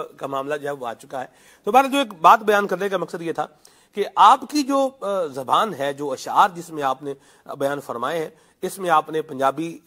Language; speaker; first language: Urdu; non-native, local second language; Punjabi